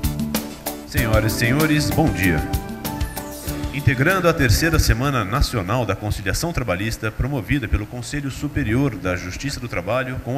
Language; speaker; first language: Portuguese; native; Portuguese